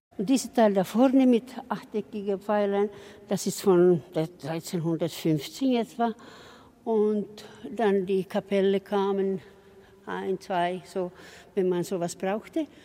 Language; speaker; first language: German; non-native, fluent; Swedish